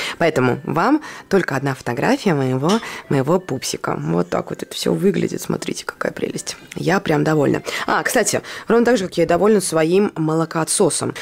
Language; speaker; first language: Russian; non-native, local second language; Latvian